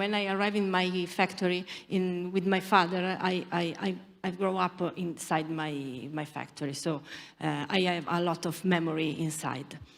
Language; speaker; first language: English; non-native, learner; Italian